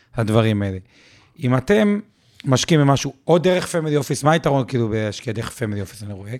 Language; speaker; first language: Hebrew; native; Hebrew